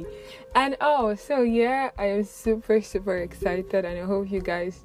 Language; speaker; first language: English; non-native, local second language; Igbo